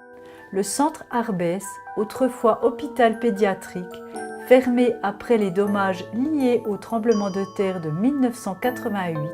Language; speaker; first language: French; native; French